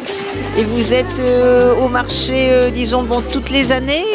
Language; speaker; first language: French; native; French